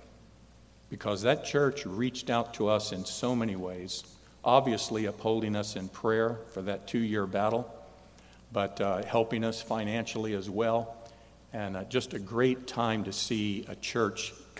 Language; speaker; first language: English; native; English